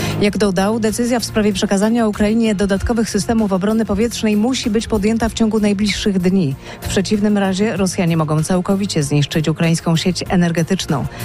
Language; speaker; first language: Polish; native; Polish